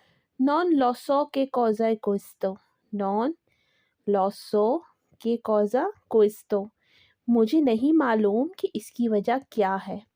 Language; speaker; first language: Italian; non-native, learner; Urdu